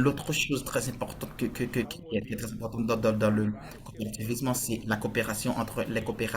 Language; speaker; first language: French; non-native, fluent; Portuguese